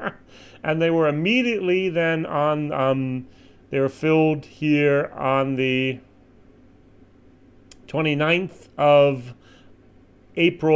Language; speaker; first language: English; native; English